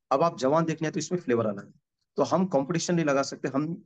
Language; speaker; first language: Hindi; non-native, local second language; Marathi